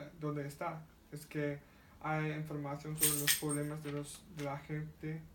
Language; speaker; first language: Spanish; non-native, learner; English